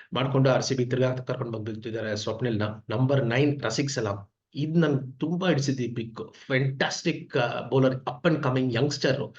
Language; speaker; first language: Kannada; non-native, local second language; Tamil